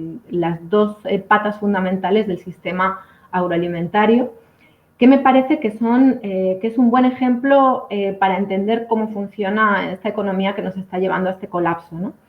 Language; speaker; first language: Spanish; native; Spanish